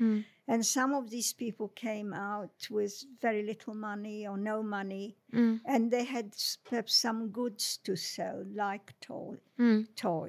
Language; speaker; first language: English; non-native, fluent; Polish